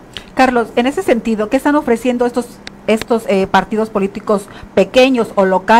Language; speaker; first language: Spanish; native; Spanish